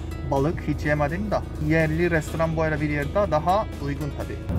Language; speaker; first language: Turkish; non-native, fluent; Japanese